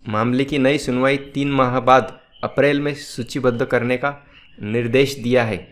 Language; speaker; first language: Hindi; non-native, local second language; Marathi